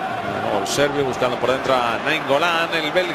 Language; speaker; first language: Spanish; native; Spanish